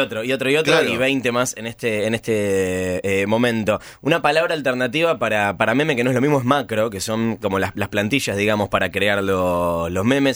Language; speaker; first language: Spanish; native; Spanish